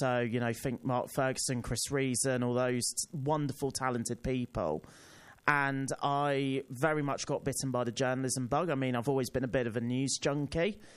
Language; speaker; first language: English; native; English